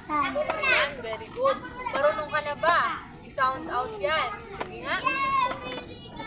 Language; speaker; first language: Filipino; native; Filipino